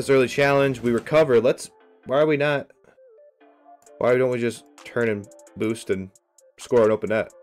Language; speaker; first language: English; native; English